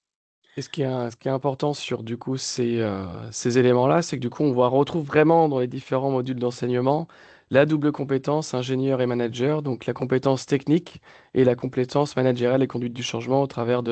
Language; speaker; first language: French; native; French